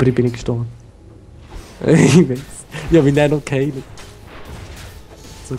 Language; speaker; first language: German; native; German